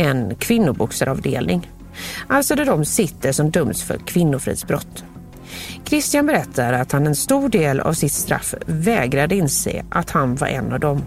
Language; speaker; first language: Swedish; native; Swedish